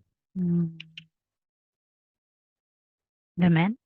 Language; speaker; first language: English; non-native, learner; Spanish